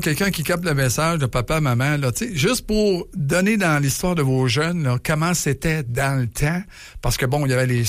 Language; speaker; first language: French; native; French